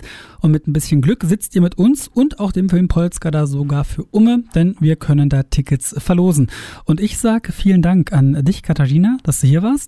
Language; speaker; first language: German; native; German